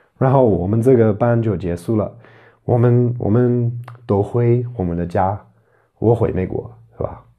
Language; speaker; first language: Chinese; non-native, fluent; English